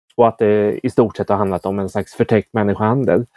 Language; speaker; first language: Swedish; native; Swedish